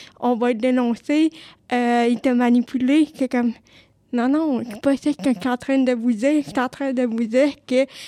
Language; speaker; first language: French; native; French